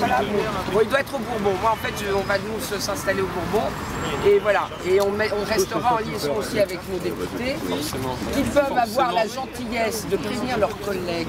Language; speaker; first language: French; native; French